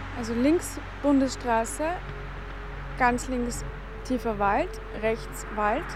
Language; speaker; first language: German; native; German